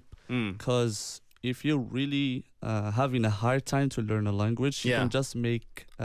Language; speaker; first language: English; non-native, learner; Arabic